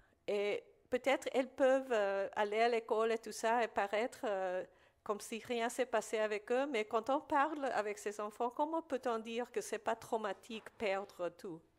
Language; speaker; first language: French; non-native, fluent; Spanish